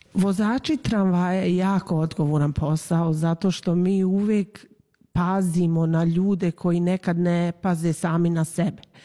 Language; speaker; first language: Serbian; early bilingual, heritage; Serbian